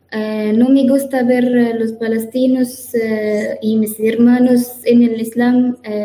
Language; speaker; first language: Spanish; non-native, learner; Arabic